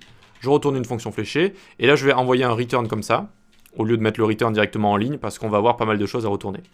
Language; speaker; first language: French; native; French